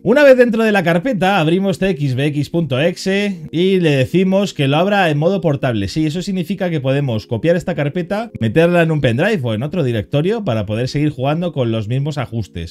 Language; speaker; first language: Spanish; native; Spanish